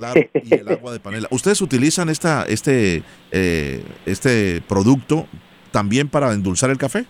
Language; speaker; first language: Spanish; native; Spanish